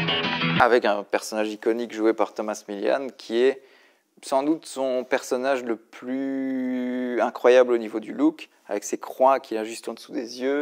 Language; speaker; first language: French; native; French